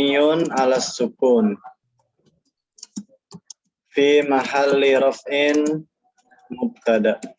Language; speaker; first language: Arabic; non-native, fluent; Indonesian